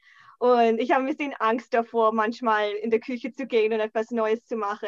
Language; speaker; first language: German; non-native, fluent; English